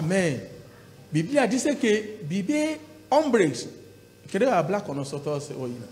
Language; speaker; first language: Spanish; non-native, learner; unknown